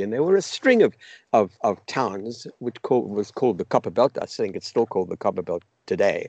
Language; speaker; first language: English; native; English